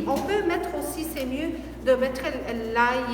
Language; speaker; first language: French; non-native, learner; Arabic